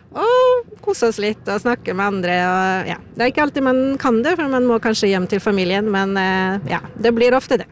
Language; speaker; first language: Norwegian; non-native, fluent; Polish